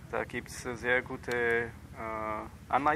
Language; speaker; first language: German; non-native, fluent; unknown